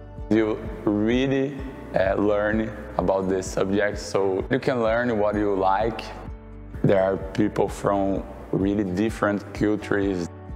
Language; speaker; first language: English; non-native, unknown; Portuguese